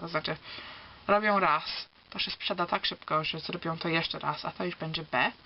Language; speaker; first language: Polish; early bilingual, heritage; Polish